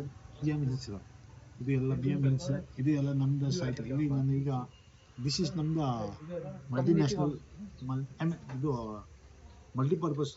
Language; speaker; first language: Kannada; non-native, local second language; Tibetan